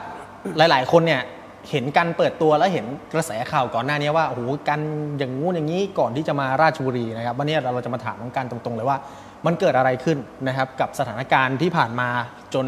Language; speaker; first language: Thai; native; Thai